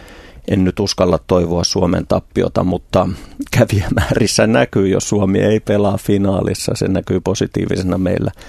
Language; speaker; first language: Finnish; native; Finnish